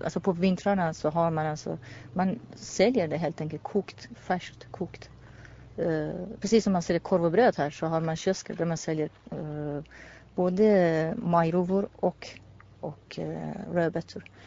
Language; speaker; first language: Swedish; non-native, fluent; Persian